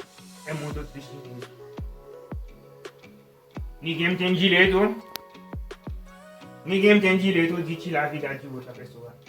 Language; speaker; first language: Portuguese; non-native, learner; Haitian Creole